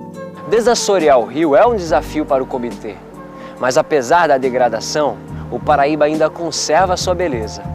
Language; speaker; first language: Portuguese; native; Portuguese